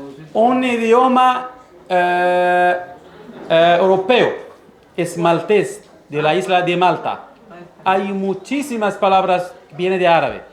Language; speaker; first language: Spanish; non-native, fluent; Arabic